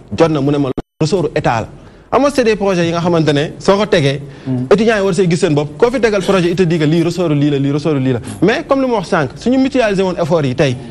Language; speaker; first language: Wolof; native; Wolof